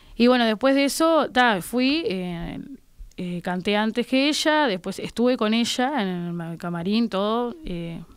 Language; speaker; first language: Spanish; native; Spanish